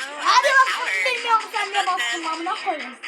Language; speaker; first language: Turkish; early bilingual, other home language; Arabic